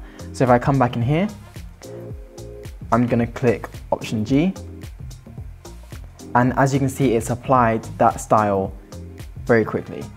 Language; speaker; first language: English; native; English